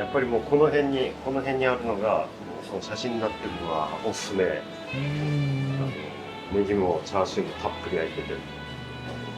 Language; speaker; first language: Japanese; native; Japanese